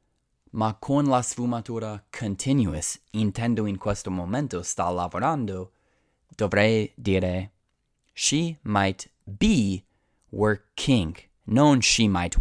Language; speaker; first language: Italian; non-native, fluent; English